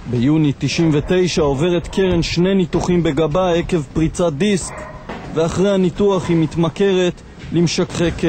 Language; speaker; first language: Hebrew; native; Hebrew